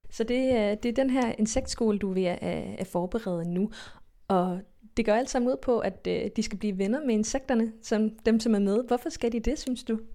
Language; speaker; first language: Danish; native; Danish